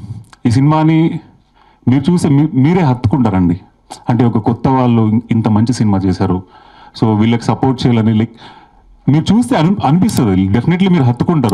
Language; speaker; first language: Telugu; native; Telugu